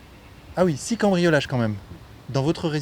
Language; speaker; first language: French; native; French